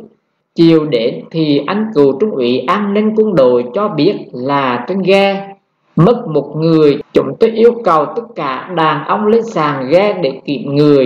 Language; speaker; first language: Vietnamese; native; Vietnamese